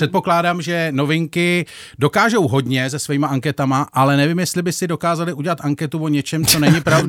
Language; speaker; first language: Czech; native; Czech